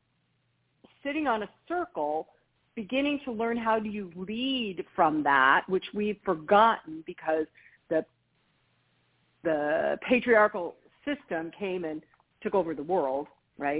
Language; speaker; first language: English; native; English